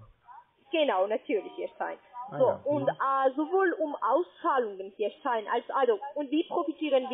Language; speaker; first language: German; non-native, learner; Spanish